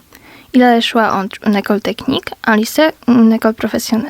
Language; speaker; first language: French; non-native, learner; Polish